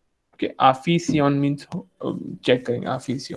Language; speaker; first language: Hindi; native; Hindi